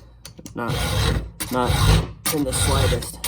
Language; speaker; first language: English; native; English